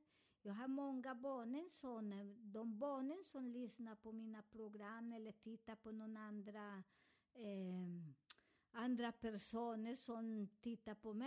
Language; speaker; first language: Swedish; non-native, fluent; Spanish